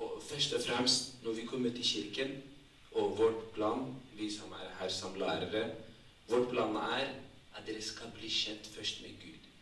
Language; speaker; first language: Norwegian; non-native, fluent; Tigrinya